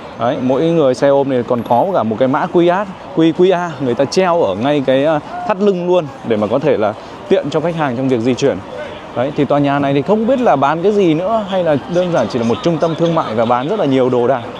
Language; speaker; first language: Vietnamese; native; Vietnamese